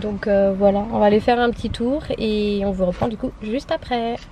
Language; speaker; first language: French; native; French